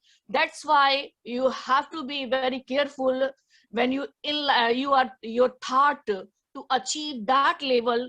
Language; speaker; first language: English; non-native, learner; Hindi